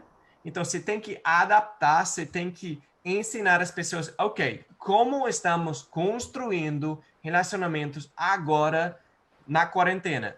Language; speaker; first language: Portuguese; non-native, fluent; English